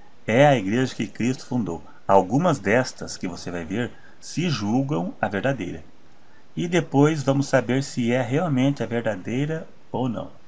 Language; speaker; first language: Portuguese; native; Portuguese